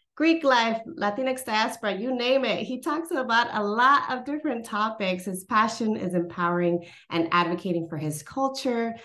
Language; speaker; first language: English; early bilingual, other home language; Spanish